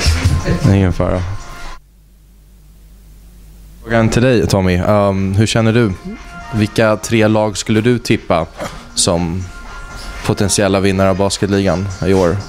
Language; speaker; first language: Swedish; native; Swedish